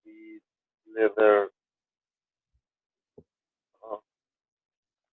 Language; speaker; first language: English; non-native, learner; Spanish